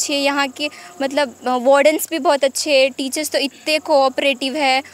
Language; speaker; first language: Hindi; non-native, local second language; Kannada